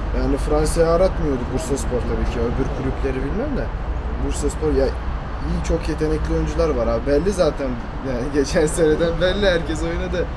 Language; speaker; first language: Turkish; early bilingual, heritage; Turkish